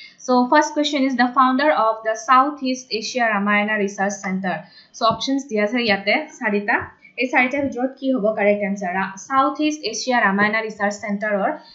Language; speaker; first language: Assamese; native; Assamese